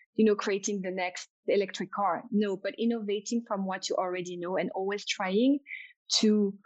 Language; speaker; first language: English; non-native, fluent; French